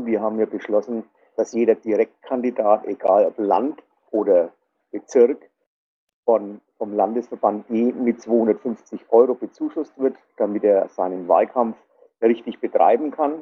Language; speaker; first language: German; native; German